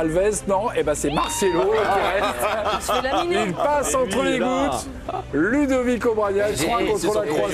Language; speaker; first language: French; native; French